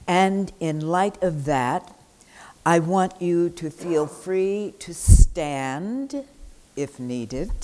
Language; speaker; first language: English; native; English